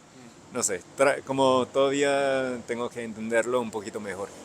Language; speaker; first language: Spanish; non-native, fluent; English